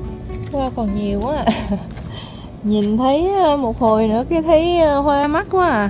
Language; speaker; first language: Vietnamese; native; Vietnamese